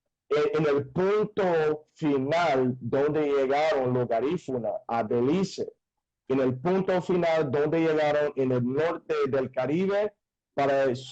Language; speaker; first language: Spanish; non-native, fluent; English